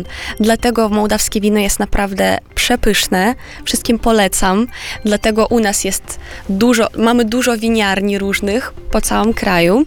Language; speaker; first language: Polish; non-native, fluent; Romanian